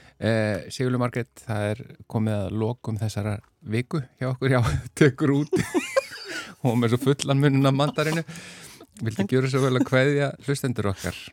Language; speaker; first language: Icelandic; native; Icelandic